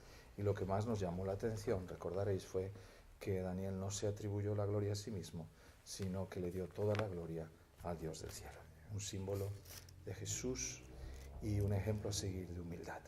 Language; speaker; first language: Spanish; native; Spanish